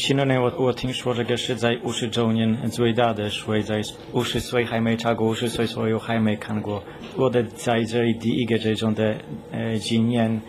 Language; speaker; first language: Chinese; non-native, learner; Polish